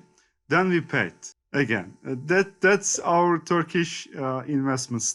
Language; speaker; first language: English; non-native, learner; Turkish